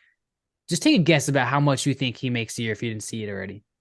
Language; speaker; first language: English; native; English